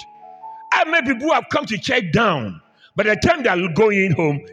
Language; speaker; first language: English; non-native, local second language; Akan